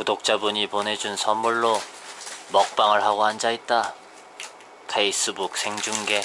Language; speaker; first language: Korean; native; Korean